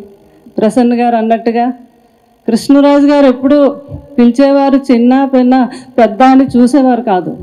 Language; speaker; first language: Telugu; native; Telugu